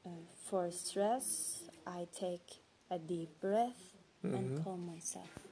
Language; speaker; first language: English; non-native, fluent; Turkish